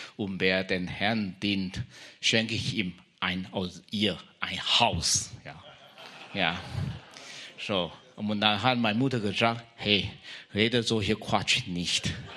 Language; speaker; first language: German; non-native, fluent; Chinese